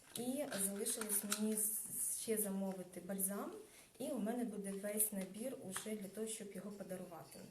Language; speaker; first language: Ukrainian; non-native, local second language; Russian